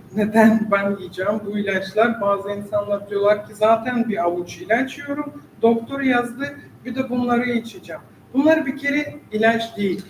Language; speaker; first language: Turkish; non-native, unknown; Russian